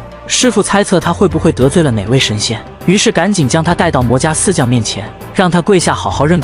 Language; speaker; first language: Chinese; native; Chinese